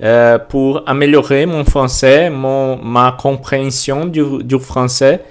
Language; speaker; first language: French; non-native, learner; Portuguese